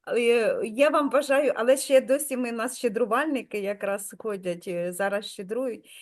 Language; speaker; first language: Ukrainian; native; Ukrainian